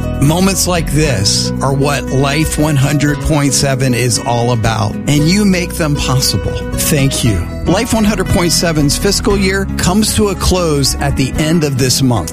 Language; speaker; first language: English; native; English